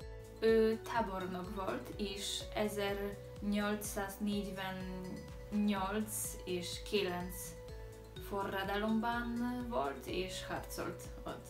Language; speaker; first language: Hungarian; non-native, learner; Polish